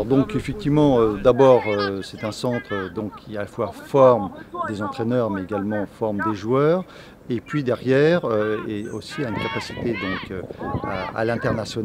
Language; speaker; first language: French; native; French